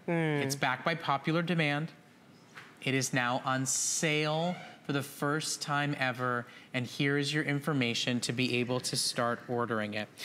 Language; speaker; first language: English; native; English